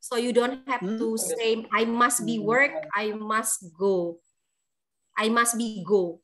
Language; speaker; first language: English; non-native, fluent; Indonesian